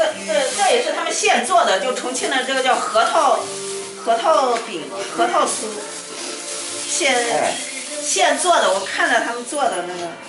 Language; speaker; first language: Chinese; native; Chinese